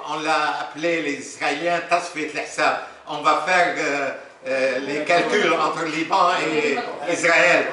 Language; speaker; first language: French; non-native, local second language; Arabic